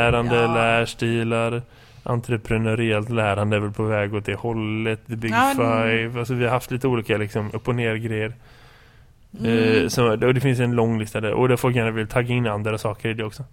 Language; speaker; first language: Swedish; native; Swedish